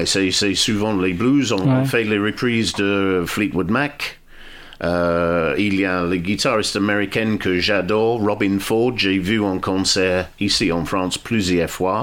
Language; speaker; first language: French; non-native, fluent; English